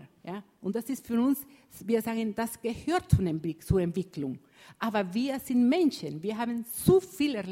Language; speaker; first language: German; non-native, fluent; Spanish